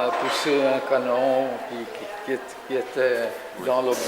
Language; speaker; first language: French; non-native, fluent; Italian